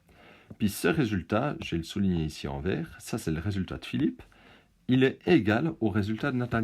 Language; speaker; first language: French; native; French